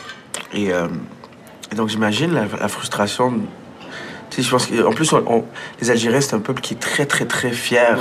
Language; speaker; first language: French; early bilingual, other home language; Arabic